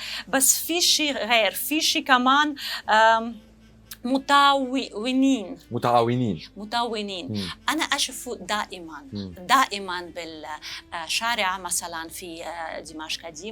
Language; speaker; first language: Arabic; non-native, learner; Russian